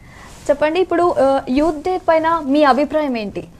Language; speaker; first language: Telugu; native; Telugu